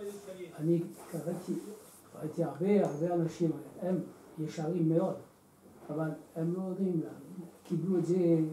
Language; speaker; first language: Hebrew; non-native, fluent; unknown